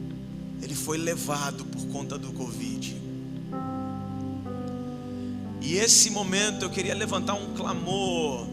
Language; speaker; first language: Portuguese; native; Portuguese